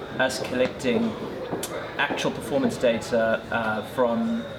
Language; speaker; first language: English; native; English